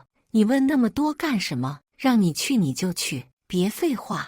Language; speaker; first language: Chinese; native; Chinese